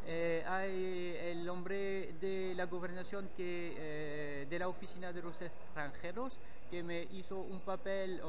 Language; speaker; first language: Spanish; non-native, learner; French